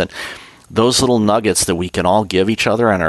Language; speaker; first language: English; native; English